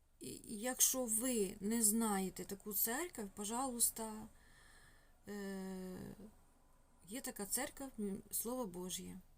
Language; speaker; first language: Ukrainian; non-native, local second language; Russian